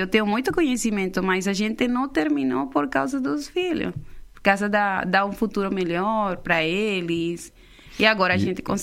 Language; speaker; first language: Portuguese; non-native, fluent; Spanish